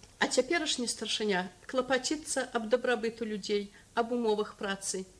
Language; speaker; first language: Belarusian; native; Belarusian